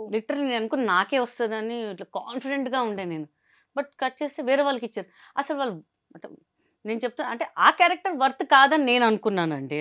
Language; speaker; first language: Telugu; non-native, local second language; Hindi